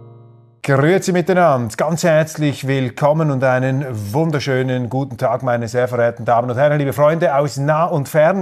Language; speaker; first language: German; native; German